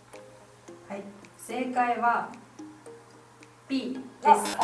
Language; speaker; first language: Japanese; non-native, fluent; Chinese